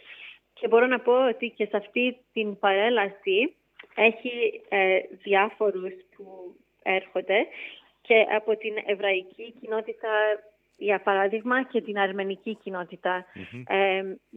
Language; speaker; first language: Greek; early bilingual, heritage; English